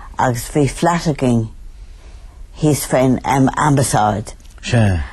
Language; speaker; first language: Irish; native; Irish